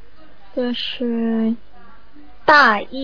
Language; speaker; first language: Chinese; non-native, learner; Korean